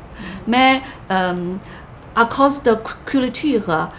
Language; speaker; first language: French; non-native, learner; Chinese